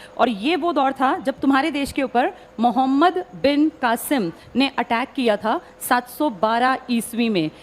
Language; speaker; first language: Hindi; native; Hindi